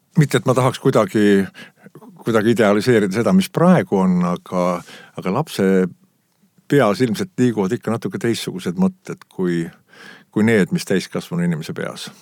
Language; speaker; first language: Estonian; native; Estonian